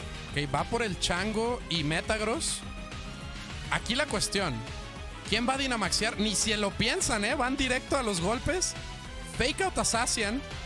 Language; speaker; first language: Spanish; native; Spanish